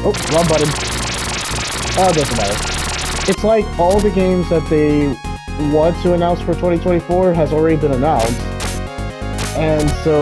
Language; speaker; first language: English; native; English